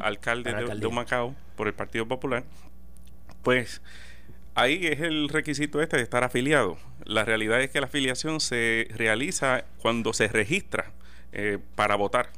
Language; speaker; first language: Spanish; native; Spanish